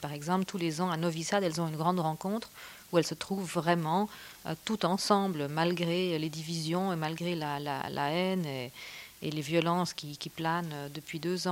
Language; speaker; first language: French; native; French